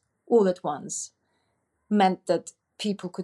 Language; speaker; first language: English; non-native, fluent; Russian